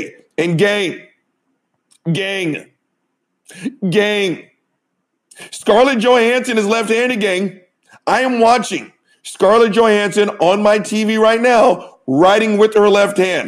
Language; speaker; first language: English; native; English